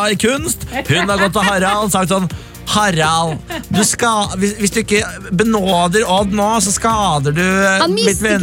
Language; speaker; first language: Norwegian; native; Norwegian